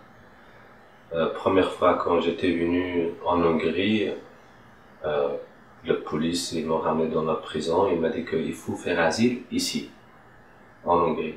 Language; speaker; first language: French; non-native, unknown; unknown